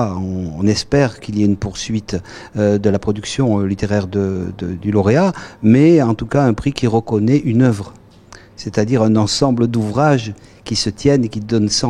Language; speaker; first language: French; native; French